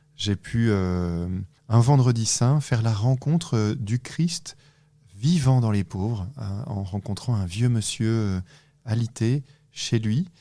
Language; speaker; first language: French; native; French